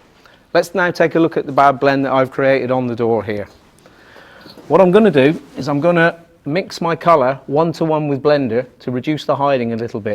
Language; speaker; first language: English; native; English